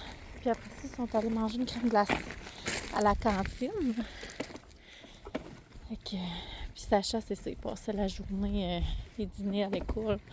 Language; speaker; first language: French; native; French